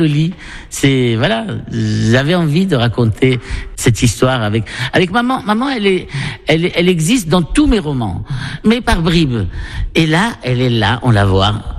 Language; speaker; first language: French; non-native, local second language; Arabic